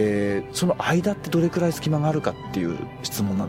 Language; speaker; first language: Japanese; native; Japanese